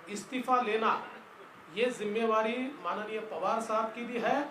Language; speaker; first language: Hindi; non-native, local second language; Marathi